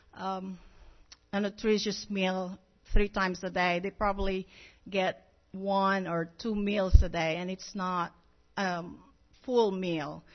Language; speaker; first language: English; non-native, local second language; Filipino